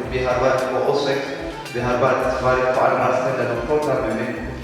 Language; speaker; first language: Swedish; non-native, fluent; Tigrinya